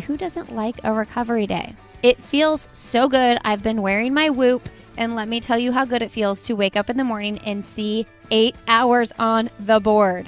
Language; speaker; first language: English; native; English